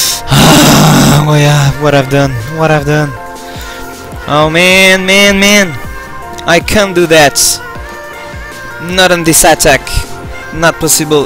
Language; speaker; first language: English; non-native, learner; French